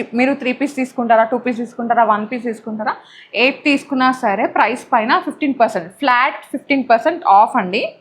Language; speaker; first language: Telugu; native; Telugu